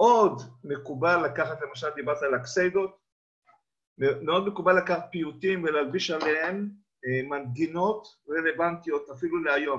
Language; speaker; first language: Hebrew; non-native, fluent; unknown